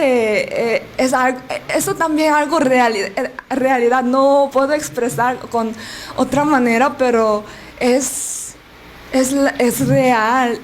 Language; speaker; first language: Spanish; non-native, learner; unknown